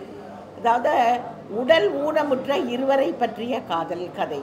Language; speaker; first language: Tamil; native; Tamil